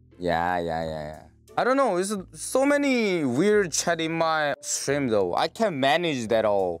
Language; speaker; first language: English; non-native, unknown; Korean